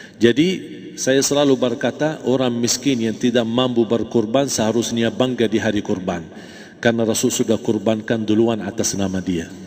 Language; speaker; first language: Malay; non-native, fluent; Arabic